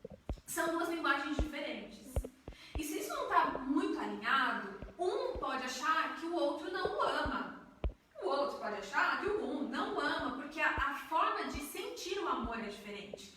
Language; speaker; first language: Portuguese; native; Portuguese